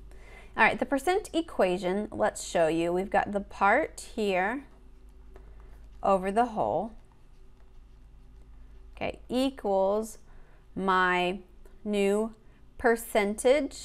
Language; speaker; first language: English; native; English